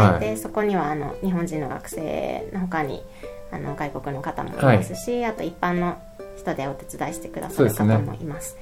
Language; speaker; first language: Japanese; native; Japanese